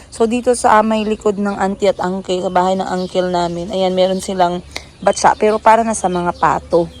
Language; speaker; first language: Filipino; non-native, local second language; Hiligaynon